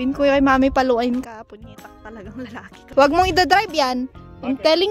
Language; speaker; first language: Filipino; native; Filipino